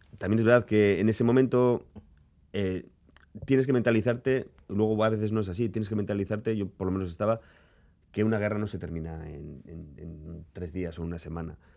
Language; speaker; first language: Spanish; native; Spanish